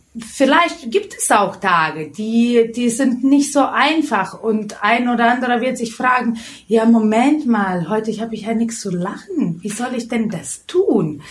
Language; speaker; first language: German; non-native, fluent; Lithuanian